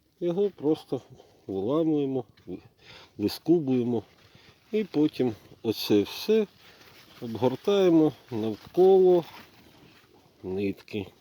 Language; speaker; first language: Ukrainian; native; Ukrainian